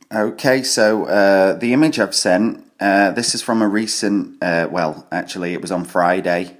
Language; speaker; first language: English; native; English